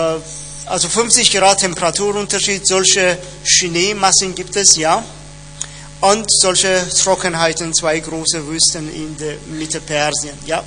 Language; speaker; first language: German; non-native, fluent; Persian